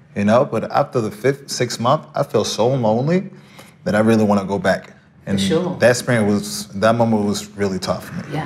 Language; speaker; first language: English; non-native, fluent; Spanish